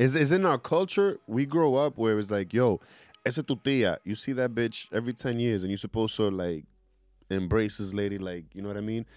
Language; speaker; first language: English; early bilingual, other home language; Spanish